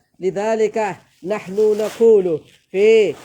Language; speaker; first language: Arabic; non-native, fluent; Indonesian